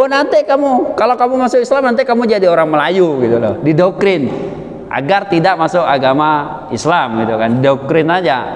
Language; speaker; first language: Indonesian; non-native, local second language; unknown